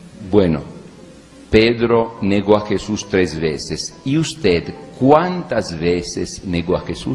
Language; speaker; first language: Spanish; non-native, fluent; Italian